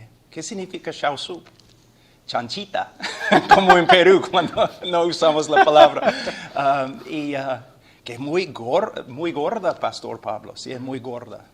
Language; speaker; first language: Spanish; non-native, fluent; English